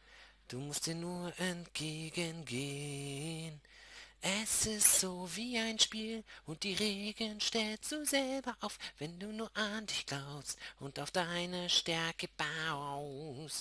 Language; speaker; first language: German; native; German